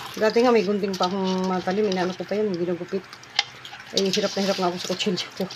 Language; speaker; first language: Filipino; non-native, local second language; Cebuano